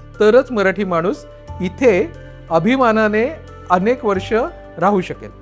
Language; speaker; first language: Marathi; native; Marathi